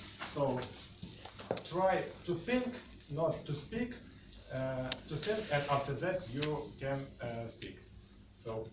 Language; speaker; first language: English; non-native, learner; Russian